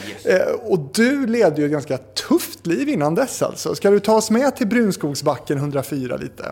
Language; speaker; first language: Swedish; native; Swedish